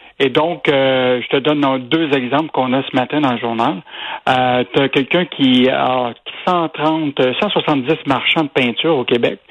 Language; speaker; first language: French; native; French